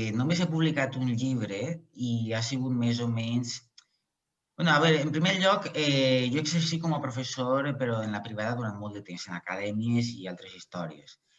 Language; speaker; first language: Catalan; non-native, local second language; Spanish